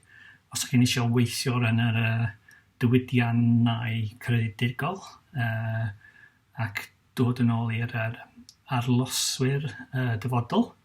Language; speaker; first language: Welsh; non-native, local second language; English